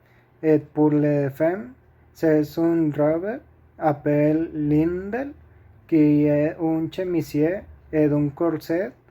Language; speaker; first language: French; non-native, learner; Spanish